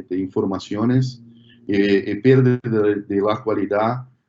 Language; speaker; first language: Spanish; non-native, fluent; Portuguese